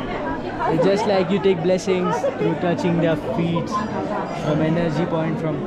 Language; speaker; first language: English; non-native, local second language; Hindi